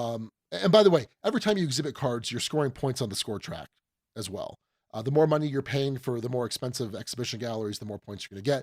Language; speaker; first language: English; native; English